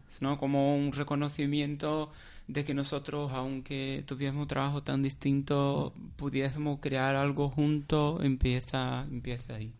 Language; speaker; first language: Spanish; non-native, fluent; Portuguese